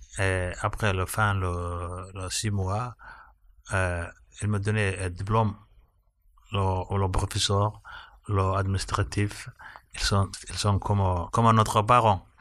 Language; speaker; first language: French; non-native, learner; Somali